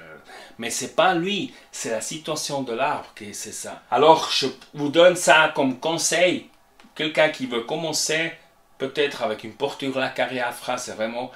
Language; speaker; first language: French; non-native, fluent; Spanish